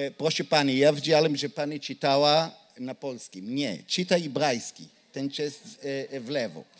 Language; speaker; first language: Polish; non-native, learner; Hebrew